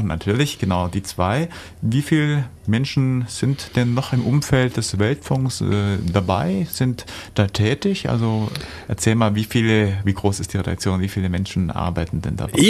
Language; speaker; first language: German; native; German